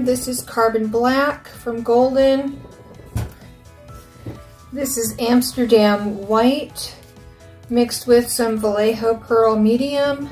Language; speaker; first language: English; native; English